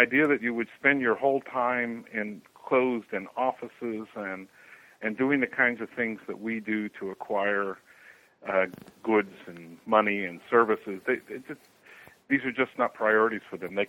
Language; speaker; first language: English; native; English